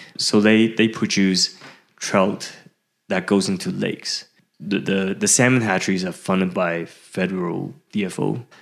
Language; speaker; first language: English; early bilingual, other home language; Chinese